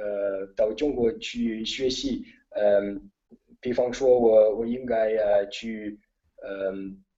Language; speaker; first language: Chinese; non-native, learner; Italian